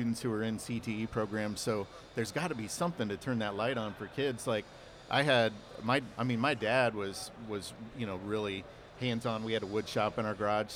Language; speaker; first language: English; native; English